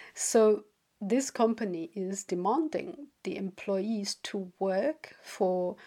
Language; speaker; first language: English; non-native, fluent; Chinese